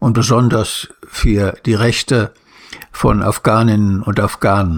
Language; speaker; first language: German; native; German